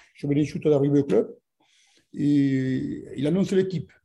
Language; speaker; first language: French; non-native, fluent; Spanish